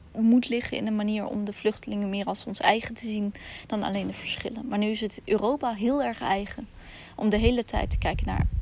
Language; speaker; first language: Dutch; early bilingual, other home language; Russian